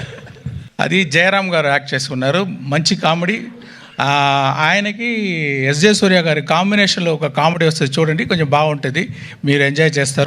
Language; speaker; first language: Telugu; non-native, local second language; Tamil